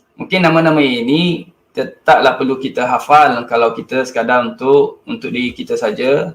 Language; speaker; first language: Malay; native; Malay